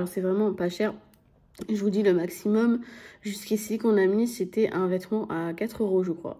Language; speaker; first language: French; native; French